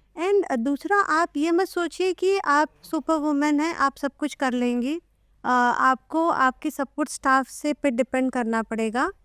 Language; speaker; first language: Hindi; native; Hindi